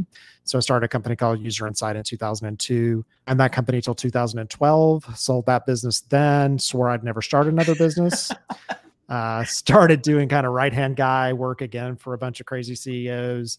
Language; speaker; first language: English; native; English